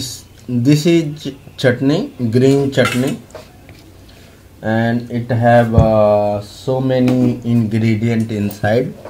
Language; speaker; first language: English; non-native, local second language; Hindi